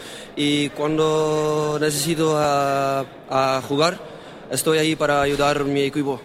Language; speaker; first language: Spanish; non-native, learner; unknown